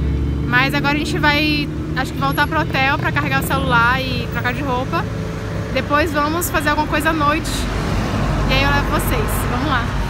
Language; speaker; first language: Portuguese; native; Portuguese